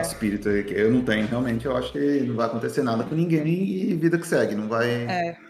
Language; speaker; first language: Portuguese; native; Portuguese